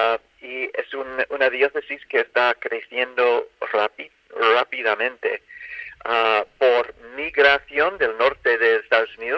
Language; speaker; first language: Spanish; non-native, fluent; English